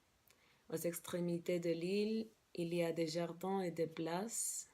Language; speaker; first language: French; non-native, learner; Spanish